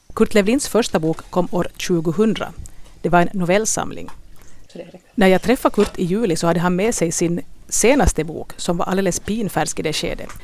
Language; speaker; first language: Swedish; native; Swedish